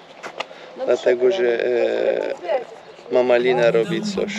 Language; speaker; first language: Polish; non-native, learner; Turkish